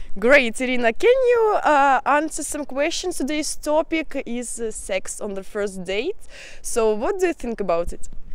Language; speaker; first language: English; non-native, fluent; Russian